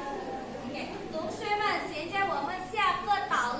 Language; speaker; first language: Chinese; non-native, learner; Indonesian